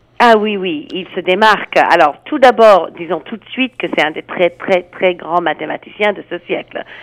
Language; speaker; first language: French; non-native, fluent; English